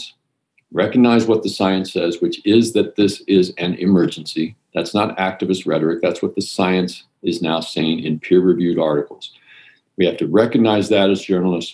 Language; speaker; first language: English; native; English